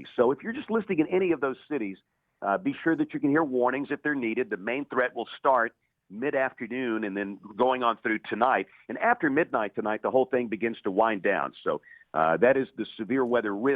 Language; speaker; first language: English; native; English